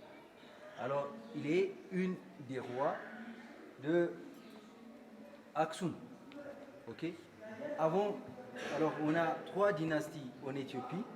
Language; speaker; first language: French; non-native, fluent; Amharic